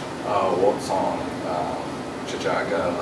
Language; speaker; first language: Chinese; non-native, learner; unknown